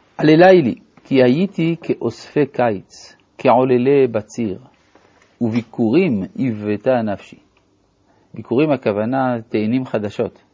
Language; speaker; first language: Hebrew; native; Hebrew